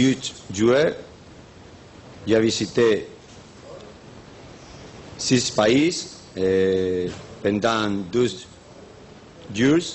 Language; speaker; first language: French; non-native, learner; Spanish